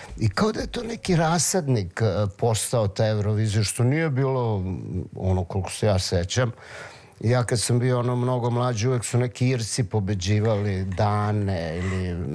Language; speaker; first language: Serbian; early bilingual, heritage; Serbian